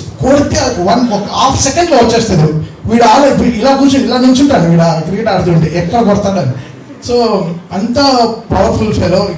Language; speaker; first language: Telugu; native; Telugu